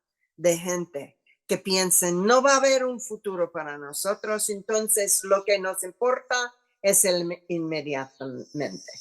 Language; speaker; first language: Spanish; non-native, fluent; English